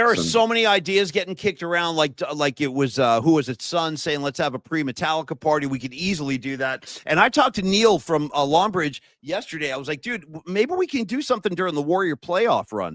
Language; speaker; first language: English; native; English